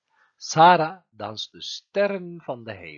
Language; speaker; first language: Dutch; non-native, fluent; Turkish